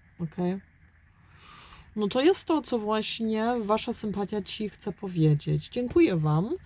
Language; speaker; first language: Polish; early bilingual, heritage; German